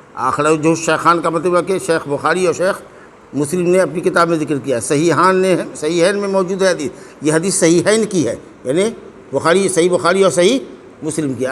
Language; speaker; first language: Urdu; native; Urdu